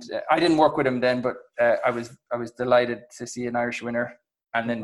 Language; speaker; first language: English; native; English